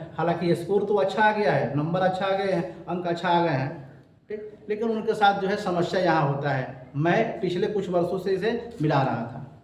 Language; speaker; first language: Hindi; native; Hindi